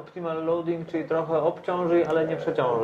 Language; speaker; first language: Polish; native; Polish